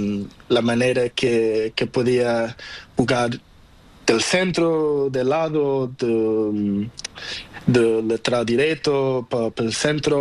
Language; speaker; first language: Spanish; non-native, learner; Portuguese